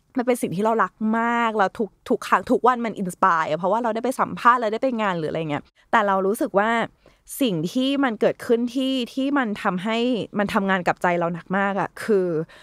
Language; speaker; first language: Thai; native; Thai